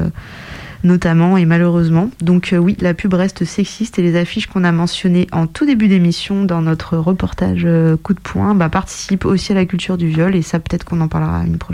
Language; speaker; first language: French; native; French